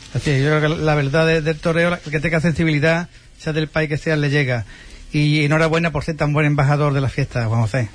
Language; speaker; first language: Spanish; native; Spanish